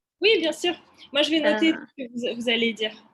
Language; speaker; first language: French; non-native, fluent; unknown